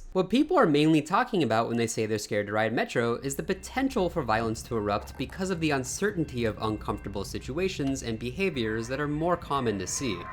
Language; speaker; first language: English; native; English